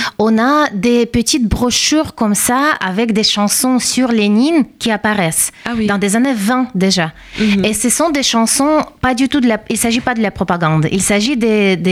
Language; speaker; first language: French; non-native, fluent; Russian